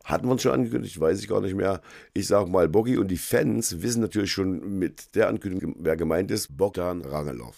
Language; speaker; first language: German; native; German